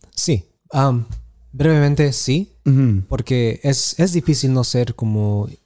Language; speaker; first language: Spanish; early bilingual, heritage; Spanish